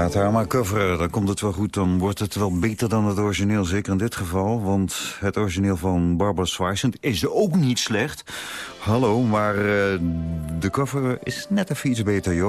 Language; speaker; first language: Dutch; native; Dutch